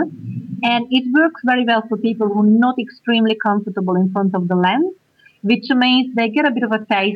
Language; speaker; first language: English; non-native, fluent; Hungarian